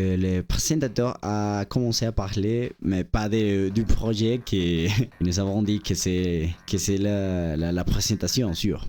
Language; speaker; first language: French; non-native, learner; Spanish